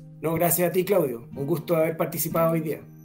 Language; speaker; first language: Spanish; native; Spanish